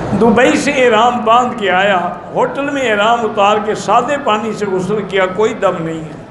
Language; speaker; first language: Urdu; native; Urdu